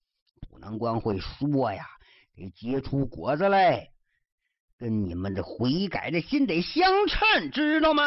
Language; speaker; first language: Chinese; native; Chinese